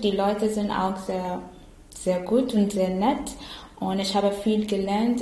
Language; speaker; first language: German; non-native, learner; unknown